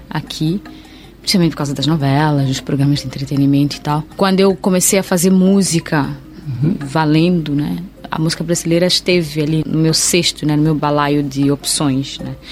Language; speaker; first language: Portuguese; native; Portuguese